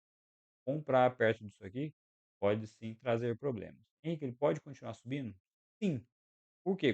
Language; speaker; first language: Portuguese; native; Portuguese